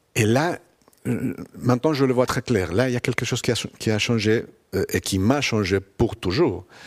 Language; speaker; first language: French; non-native, fluent; Spanish